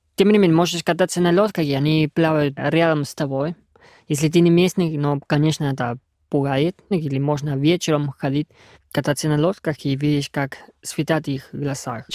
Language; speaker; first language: Russian; non-native, fluent; Spanish